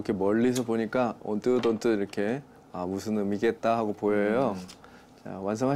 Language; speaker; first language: Korean; native; Korean